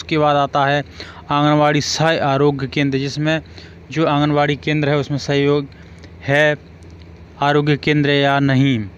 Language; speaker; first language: Hindi; native; Hindi